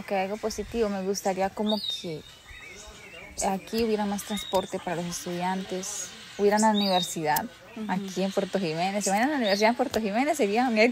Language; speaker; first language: Spanish; native; Spanish